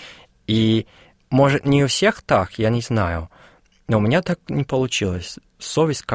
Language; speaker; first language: Russian; non-native, fluent; English